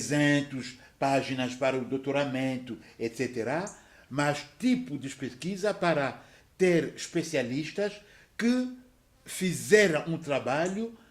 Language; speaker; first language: Portuguese; non-native, fluent; French